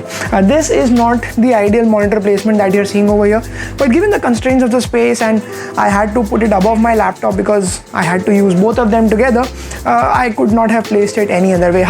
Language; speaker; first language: English; non-native, local second language; Hindi